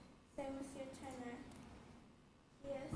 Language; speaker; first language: French; non-native, learner; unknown